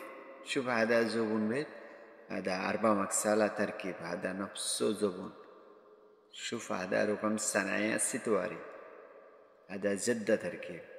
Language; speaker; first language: Arabic; non-native, learner; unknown